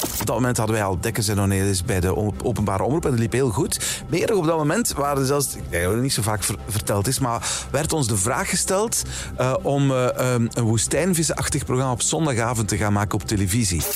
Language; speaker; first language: Dutch; native; Dutch